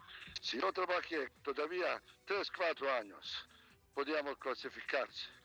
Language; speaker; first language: Spanish; non-native, learner; Serbian